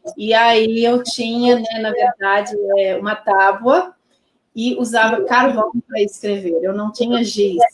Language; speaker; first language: Portuguese; non-native, local second language; Low German